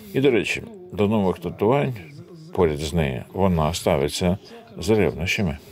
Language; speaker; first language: Ukrainian; native; Ukrainian